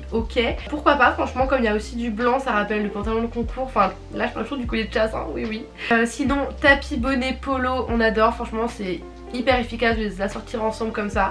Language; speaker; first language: French; native; French